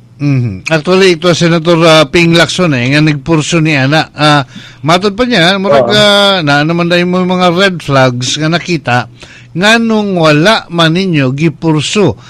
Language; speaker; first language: Cebuano; native; Cebuano